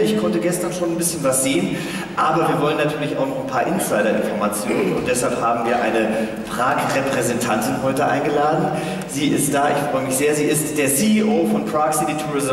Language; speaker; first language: German; native; German